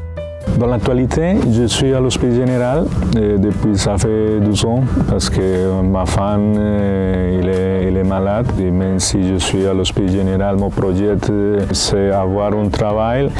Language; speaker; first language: French; non-native, fluent; Spanish